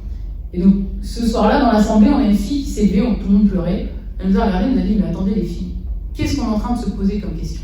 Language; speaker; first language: French; native; French